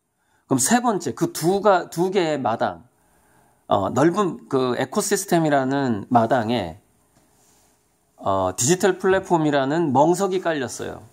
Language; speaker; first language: Korean; native; Korean